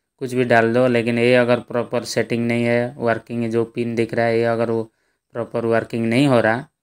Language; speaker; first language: Hindi; native; Hindi